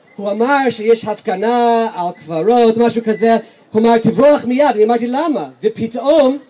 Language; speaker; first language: Hebrew; early bilingual, other home language; English